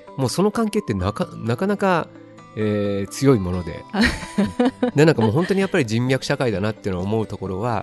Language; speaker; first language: Japanese; native; Japanese